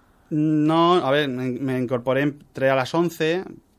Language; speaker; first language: Spanish; native; Spanish